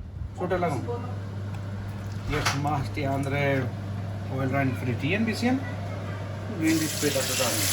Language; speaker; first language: German; non-native, learner; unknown